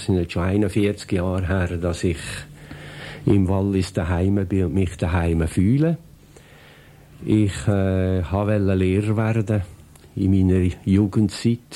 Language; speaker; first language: German; native; German